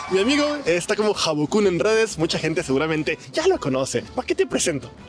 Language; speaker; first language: Spanish; native; Spanish